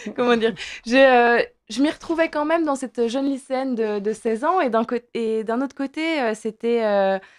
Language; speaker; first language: French; native; French